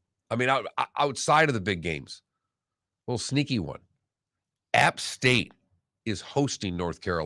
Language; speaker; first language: English; native; English